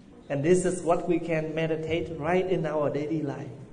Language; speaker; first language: English; non-native, fluent; Vietnamese